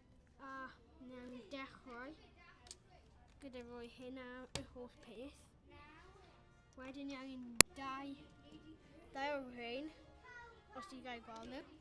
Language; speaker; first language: Welsh; non-native, local second language; English